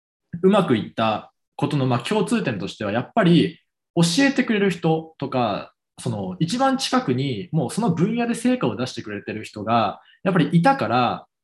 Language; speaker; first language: Japanese; native; Japanese